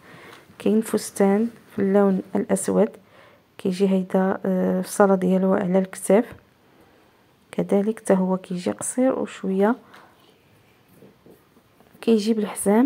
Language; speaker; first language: Arabic; native; Arabic